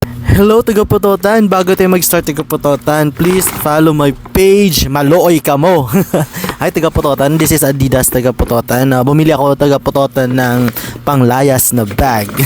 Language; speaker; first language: Filipino; non-native, local second language; Hiligaynon